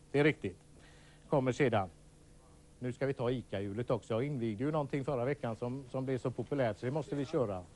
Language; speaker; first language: Swedish; native; Swedish